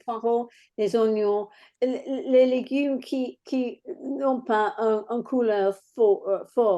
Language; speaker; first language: French; non-native, learner; English